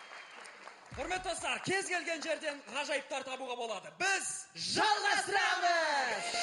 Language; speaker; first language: Kazakh; native; Kazakh